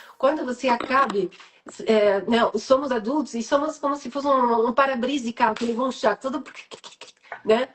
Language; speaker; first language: Portuguese; non-native, fluent; French